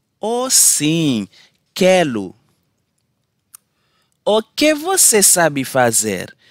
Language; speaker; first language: Portuguese; non-native, learner; Haitian Creole